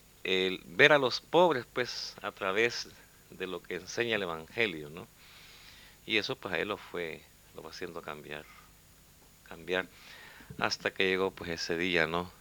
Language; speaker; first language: Spanish; native; Spanish